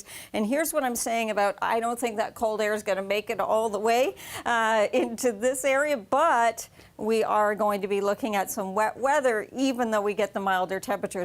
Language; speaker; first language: English; native; English